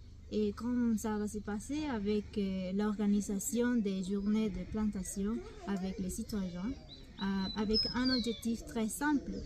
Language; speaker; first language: French; non-native, learner; Spanish